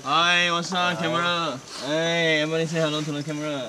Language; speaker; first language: English; non-native, fluent; Chinese